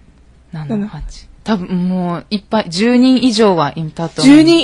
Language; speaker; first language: Japanese; native; Japanese